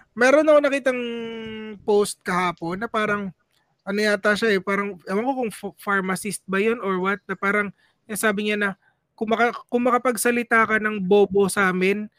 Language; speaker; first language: Filipino; non-native, local second language; Cebuano